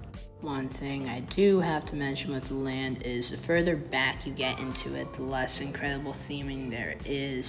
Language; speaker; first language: English; native; English